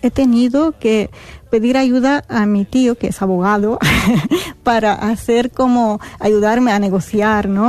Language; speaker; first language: Spanish; non-native, fluent; Arabic